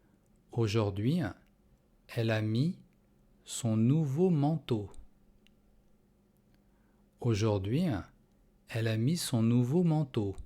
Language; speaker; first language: French; non-native, fluent; Russian